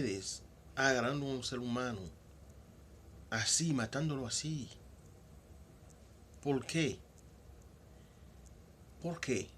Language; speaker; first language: Spanish; non-native, local second language; Haitian Creole